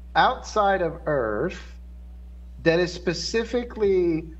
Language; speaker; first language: English; native; English